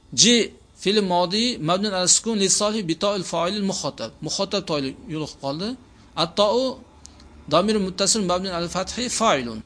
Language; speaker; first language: Arabic; non-native, fluent; Uzbek